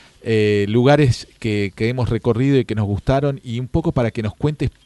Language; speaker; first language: Spanish; native; Spanish